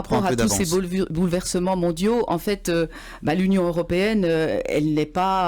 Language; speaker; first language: French; native; French